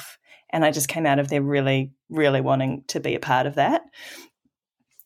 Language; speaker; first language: English; native; English